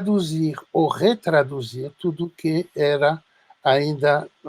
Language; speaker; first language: Portuguese; non-native, fluent; French